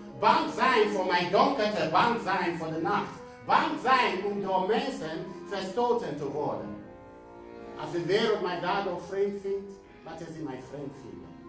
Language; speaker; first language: Dutch; non-native, fluent; English